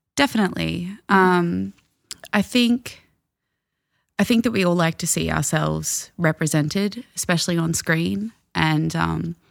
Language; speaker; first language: English; native; English